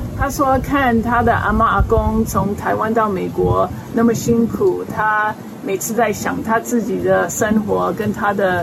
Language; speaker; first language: Chinese; early bilingual, heritage; Chinese